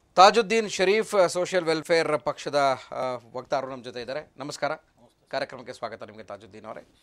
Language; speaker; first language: Kannada; native; Kannada